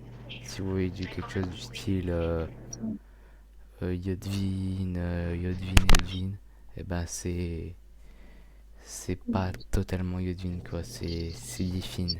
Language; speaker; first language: French; native; French